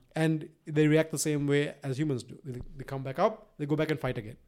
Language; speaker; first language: English; non-native, local second language; Sinhala